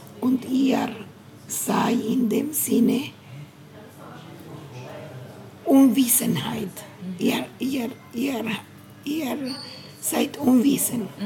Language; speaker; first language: German; non-native, learner; Spanish